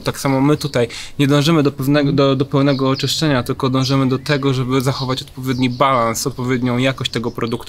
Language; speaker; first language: Polish; native; Polish